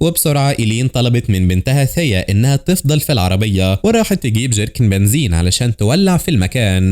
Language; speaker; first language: Arabic; native; Arabic